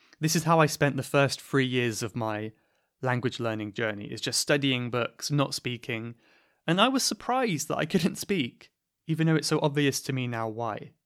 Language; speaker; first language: English; native; English